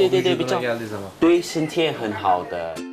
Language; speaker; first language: Chinese; non-native, fluent; Turkish